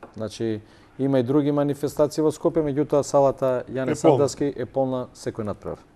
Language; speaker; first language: Macedonian; native; Macedonian